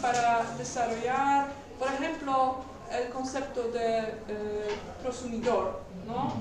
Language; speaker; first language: Spanish; non-native, learner; Polish